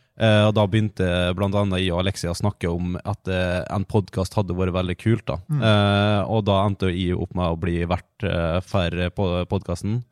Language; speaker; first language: Norwegian; early bilingual, other home language; Russian